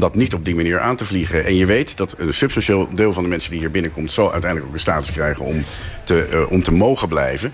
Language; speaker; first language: Dutch; native; Dutch